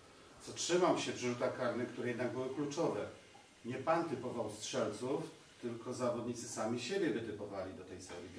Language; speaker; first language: Polish; native; Polish